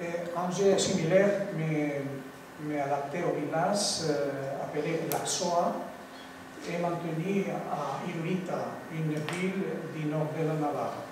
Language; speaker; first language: French; non-native, fluent; Spanish